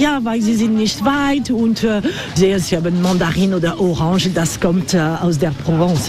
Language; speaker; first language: German; non-native, learner; French